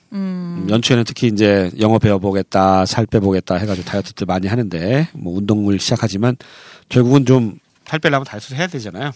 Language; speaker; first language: Korean; native; Korean